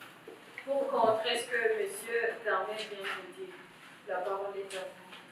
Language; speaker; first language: French; non-native, local second language; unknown